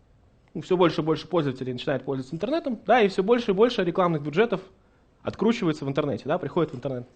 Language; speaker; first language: Russian; native; Russian